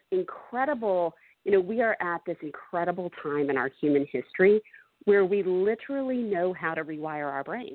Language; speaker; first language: English; native; English